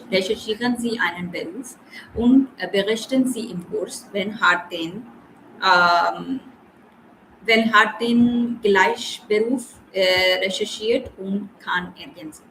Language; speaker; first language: German; non-native, learner; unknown